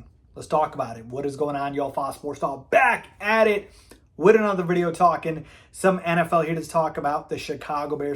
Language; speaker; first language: English; native; English